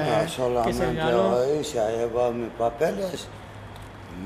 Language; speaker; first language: Spanish; non-native, learner; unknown